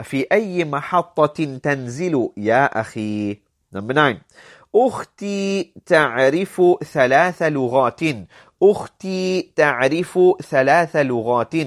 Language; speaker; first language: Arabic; non-native, fluent; English